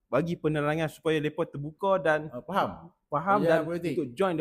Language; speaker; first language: Malay; native; Malay